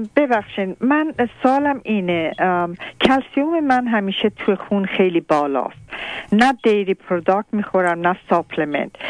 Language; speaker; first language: Persian; native; Persian